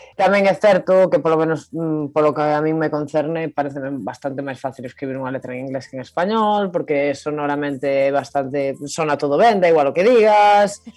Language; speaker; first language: Galician; non-native, local second language; Spanish